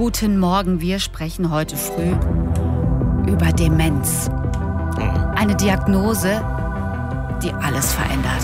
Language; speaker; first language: German; native; German